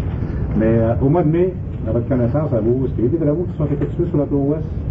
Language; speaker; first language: French; native; French